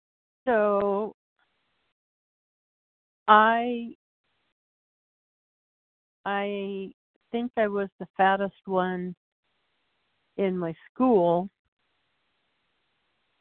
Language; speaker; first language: English; native; English